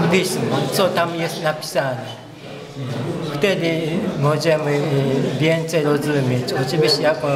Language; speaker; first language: Polish; non-native, learner; Japanese